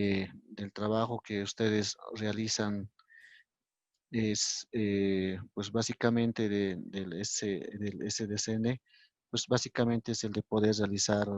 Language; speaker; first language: Spanish; native; Spanish